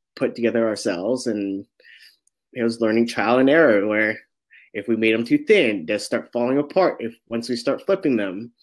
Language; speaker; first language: English; native; English